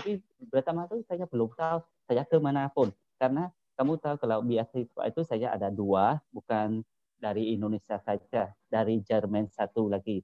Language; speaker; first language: Indonesian; non-native, learner; Khmer